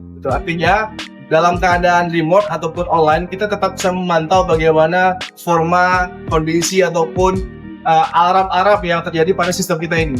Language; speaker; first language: Indonesian; native; Indonesian